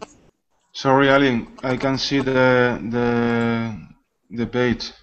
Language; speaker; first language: English; non-native, learner; Spanish